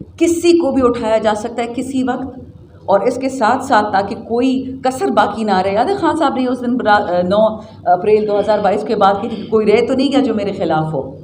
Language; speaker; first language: Urdu; non-native, local second language; Pashto